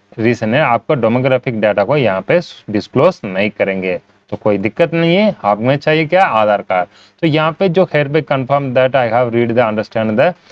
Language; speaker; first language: Hindi; non-native, local second language; Tamil